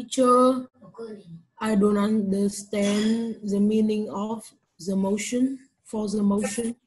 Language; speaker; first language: English; non-native, learner; Vietnamese